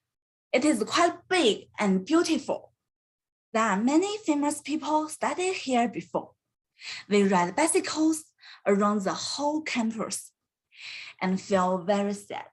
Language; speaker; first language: English; non-native, learner; Chinese